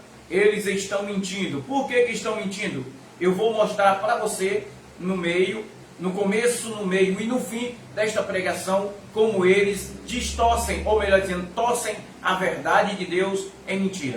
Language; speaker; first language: Portuguese; native; Portuguese